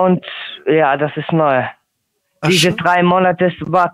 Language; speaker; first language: German; non-native, learner; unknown